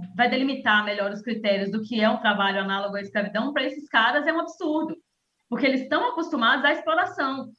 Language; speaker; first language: Portuguese; native; Portuguese